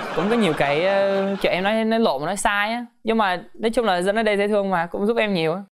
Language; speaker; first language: Vietnamese; early bilingual, heritage; Vietnamese